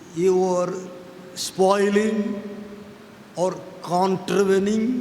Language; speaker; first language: English; non-native, local second language; Tamil